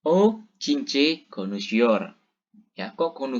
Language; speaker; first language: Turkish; non-native, fluent; Indonesian